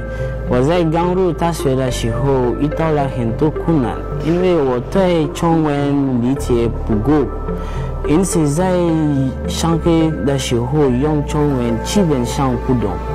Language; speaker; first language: Chinese; non-native, fluent; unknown